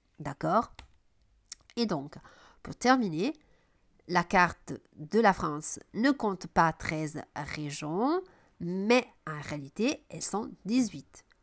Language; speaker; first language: French; non-native, fluent; Italian